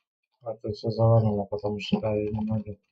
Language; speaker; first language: Russian; native; Russian